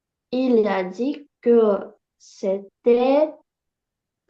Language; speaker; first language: French; non-native, learner; Ukrainian